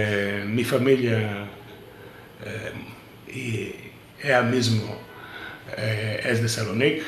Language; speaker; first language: Spanish; early bilingual, heritage; Ladino